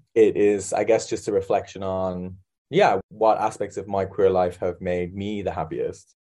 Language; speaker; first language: English; native; English